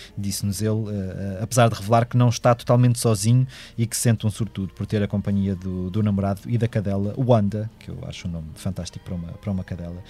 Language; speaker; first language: Portuguese; native; Portuguese